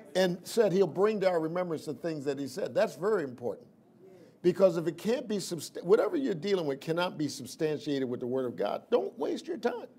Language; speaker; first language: English; native; English